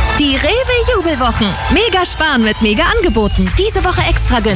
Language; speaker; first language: German; native; German